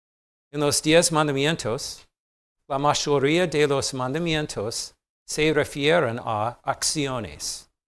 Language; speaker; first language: Spanish; non-native, fluent; English